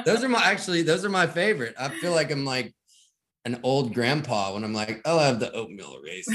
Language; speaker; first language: English; native; English